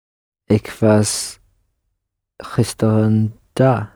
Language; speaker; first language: Dutch; non-native, learner; English